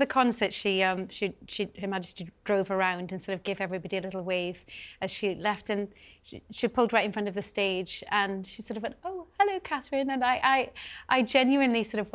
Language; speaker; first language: English; native; English